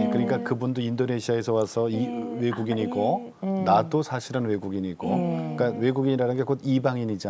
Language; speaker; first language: Korean; native; Korean